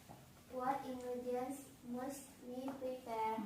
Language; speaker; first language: English; non-native, learner; Indonesian